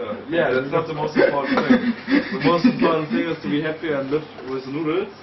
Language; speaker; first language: English; non-native, fluent; German